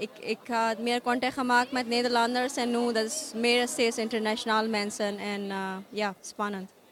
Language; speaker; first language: Dutch; non-native, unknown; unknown